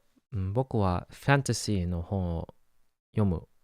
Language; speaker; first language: Japanese; non-native, learner; English